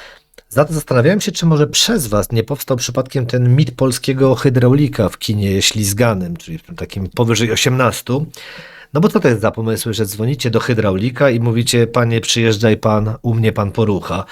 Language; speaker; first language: Polish; native; Polish